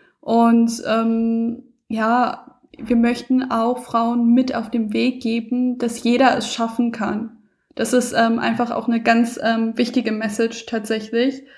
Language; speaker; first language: German; early bilingual, other home language; Persian